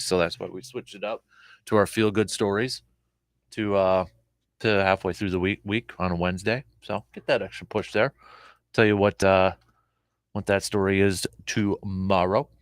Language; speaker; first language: English; native; English